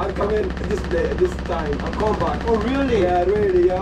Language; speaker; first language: English; non-native, learner; Arabic